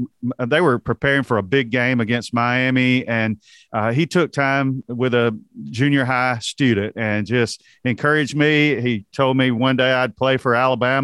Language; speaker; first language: English; native; English